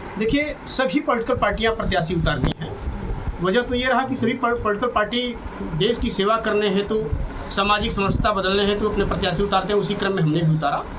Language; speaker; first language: Hindi; native; Hindi